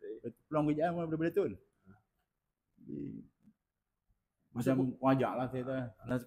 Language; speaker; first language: Malay; native; Malay